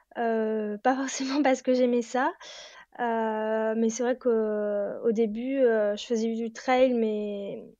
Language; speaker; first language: French; native; French